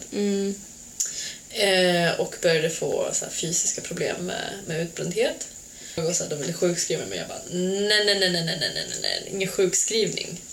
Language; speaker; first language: Swedish; early bilingual, other home language; Hungarian